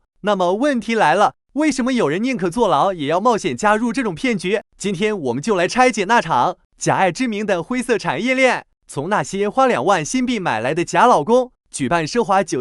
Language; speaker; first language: Chinese; native; Chinese